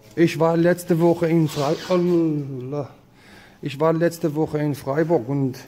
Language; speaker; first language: German; non-native, learner; Arabic